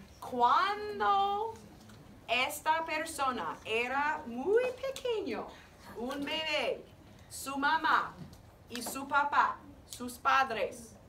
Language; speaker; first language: Spanish; non-native, fluent; English